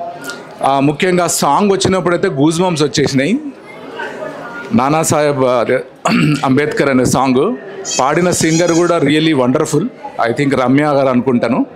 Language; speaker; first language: Telugu; native; Telugu